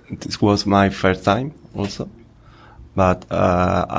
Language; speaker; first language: English; non-native, learner; Spanish